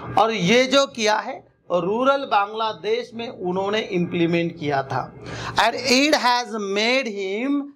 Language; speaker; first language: Hindi; non-native, local second language; Marathi